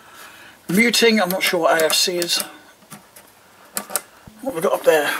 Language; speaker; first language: English; native; English